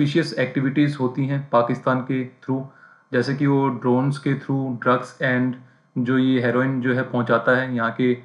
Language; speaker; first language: Hindi; native; Hindi